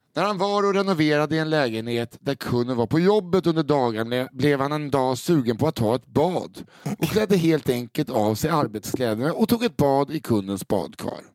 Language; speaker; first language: Swedish; native; Swedish